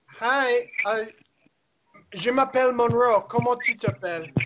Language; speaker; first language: French; non-native, learner; English